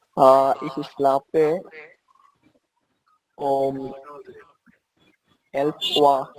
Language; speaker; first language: German; non-native, learner; Bangla